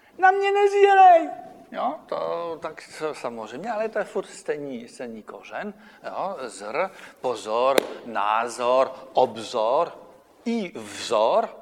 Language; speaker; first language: Czech; non-native, fluent; French